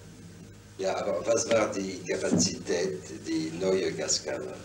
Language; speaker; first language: German; non-native, fluent; French